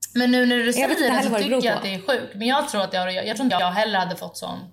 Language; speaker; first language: Swedish; early bilingual, other home language; Italian